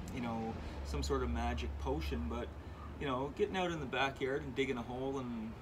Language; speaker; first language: English; native; English